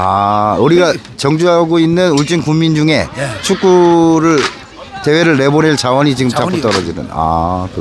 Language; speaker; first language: Korean; native; Korean